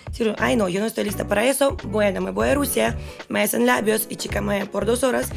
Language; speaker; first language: Spanish; non-native, learner; Russian